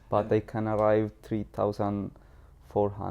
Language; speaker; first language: English; non-native, learner; Spanish